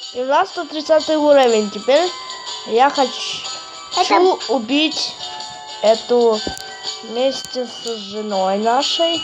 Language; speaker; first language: Russian; native; Russian